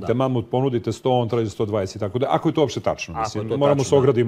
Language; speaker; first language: Serbian; native; Serbian